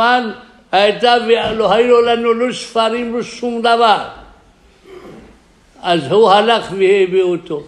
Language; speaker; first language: Hebrew; non-native, fluent; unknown